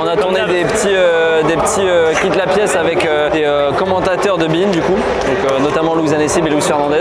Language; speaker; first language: French; native; French